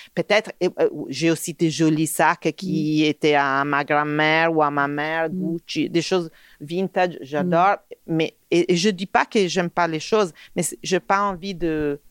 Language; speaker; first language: French; non-native, fluent; Italian